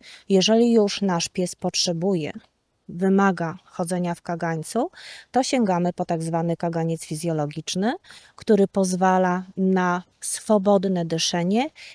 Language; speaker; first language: Polish; native; Polish